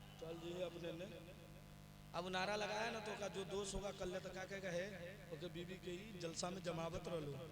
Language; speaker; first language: Hindi; native; Hindi